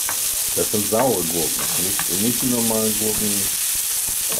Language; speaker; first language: German; native; German